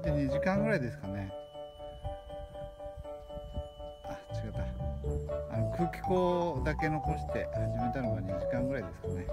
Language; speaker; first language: Japanese; native; Japanese